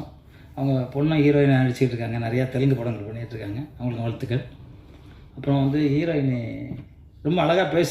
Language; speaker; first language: Tamil; native; Tamil